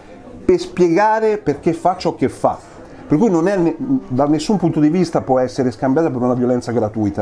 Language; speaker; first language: Italian; native; Italian